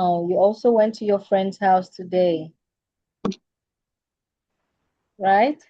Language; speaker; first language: English; non-native, fluent; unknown